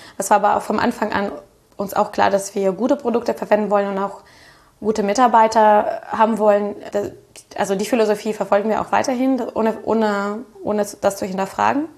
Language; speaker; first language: German; non-native, fluent; Russian